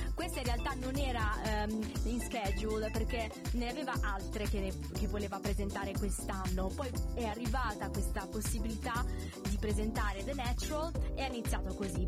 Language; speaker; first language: Italian; native; Italian